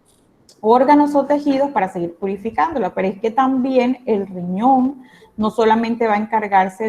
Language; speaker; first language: Spanish; native; Spanish